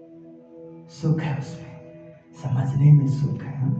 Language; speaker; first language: Hindi; native; Hindi